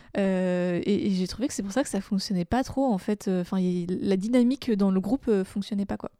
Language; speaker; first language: French; native; French